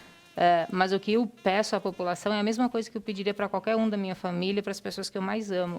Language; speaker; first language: Portuguese; native; Portuguese